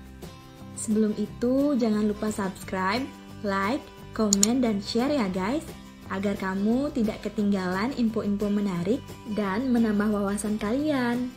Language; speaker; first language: Indonesian; native; Indonesian